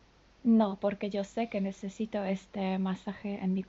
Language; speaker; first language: Spanish; non-native, fluent; French